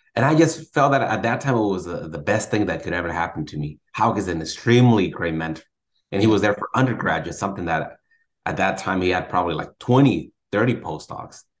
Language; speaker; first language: English; native; English